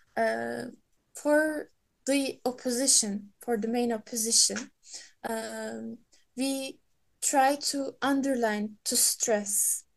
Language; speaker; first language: English; non-native, fluent; Turkish